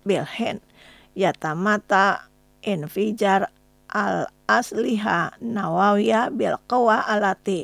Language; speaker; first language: Arabic; non-native, fluent; Indonesian